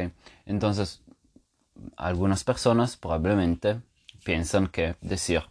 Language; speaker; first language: Spanish; non-native, fluent; Italian